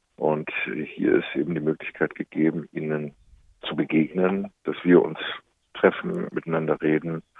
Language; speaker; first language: German; native; German